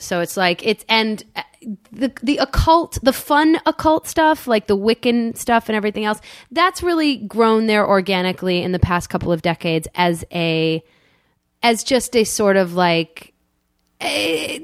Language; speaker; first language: English; native; English